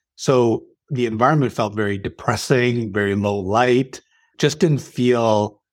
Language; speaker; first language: English; early bilingual, other home language; Arabic